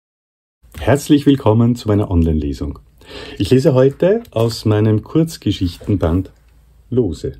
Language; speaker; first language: German; native; German